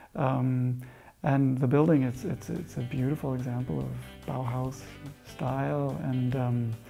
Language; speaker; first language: English; native; English